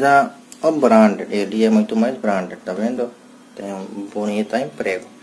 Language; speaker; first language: Portuguese; non-native, learner; Hindi